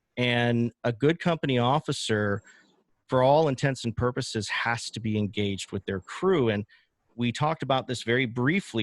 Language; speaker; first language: English; native; English